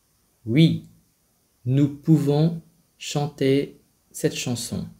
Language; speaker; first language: French; non-native, fluent; Vietnamese